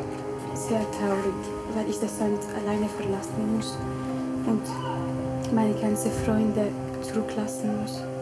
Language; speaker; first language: German; non-native, learner; Arabic